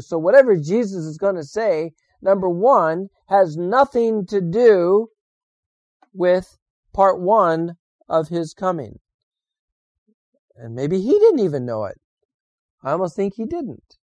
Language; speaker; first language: English; native; English